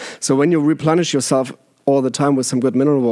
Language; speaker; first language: English; non-native, fluent; German